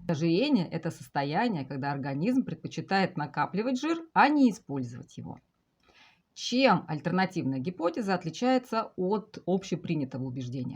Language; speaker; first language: Russian; native; Russian